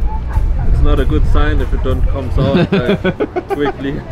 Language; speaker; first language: English; non-native, fluent; German